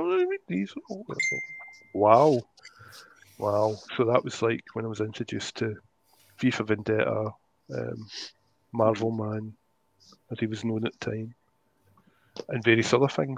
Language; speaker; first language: English; native; English